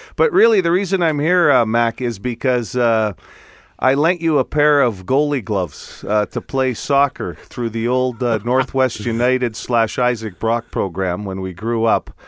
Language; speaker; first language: English; non-native, fluent; Italian